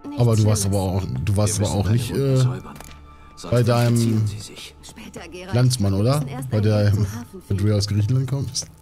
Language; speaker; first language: German; native; German